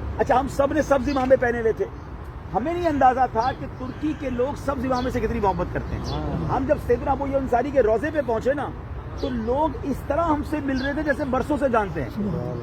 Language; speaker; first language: Urdu; native; Urdu